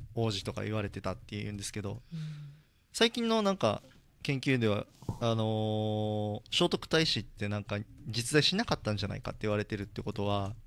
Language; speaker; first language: Japanese; native; Japanese